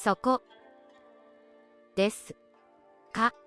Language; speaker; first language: Japanese; non-native, learner; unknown